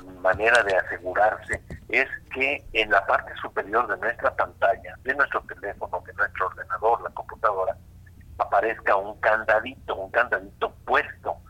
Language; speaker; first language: Spanish; native; Spanish